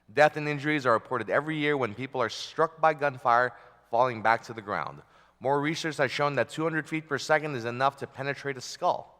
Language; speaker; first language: English; early bilingual, other home language; Filipino